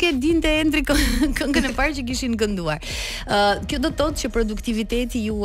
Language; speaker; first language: Albanian; native; Albanian